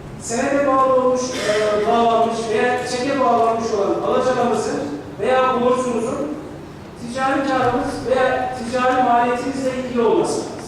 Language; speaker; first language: Turkish; native; Turkish